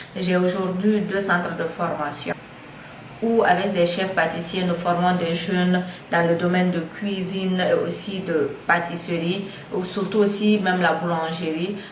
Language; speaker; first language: French; non-native, local second language; Fula